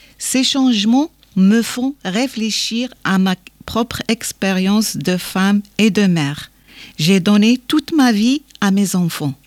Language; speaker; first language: French; non-native, local second language; Arabic